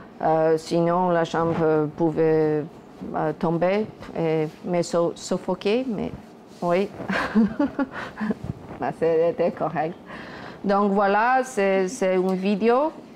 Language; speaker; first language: French; non-native, fluent; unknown